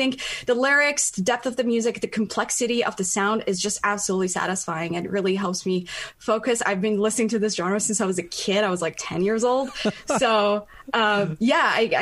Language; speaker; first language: English; non-native, fluent; Persian